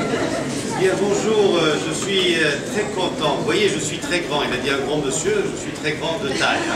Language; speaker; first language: French; non-native, local second language; Arabic